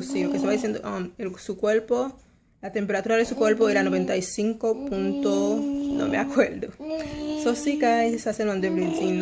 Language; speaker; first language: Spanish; non-native, fluent; Haitian Creole